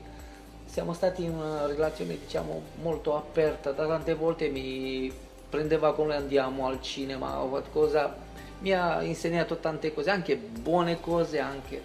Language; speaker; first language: Italian; non-native, fluent; Romanian